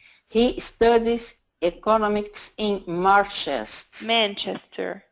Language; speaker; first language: English; non-native, learner; Portuguese